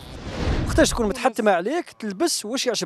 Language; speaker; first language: Arabic; native; Arabic